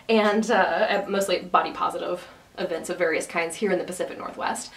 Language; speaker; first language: English; native; English